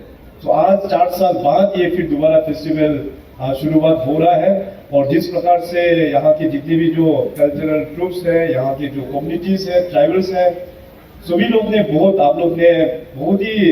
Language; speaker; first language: Hindi; non-native, local second language; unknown